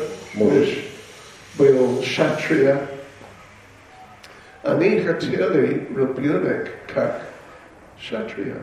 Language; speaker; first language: Russian; non-native, learner; English